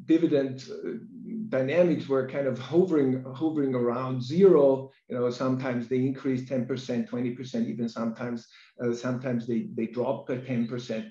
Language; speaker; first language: English; non-native, fluent; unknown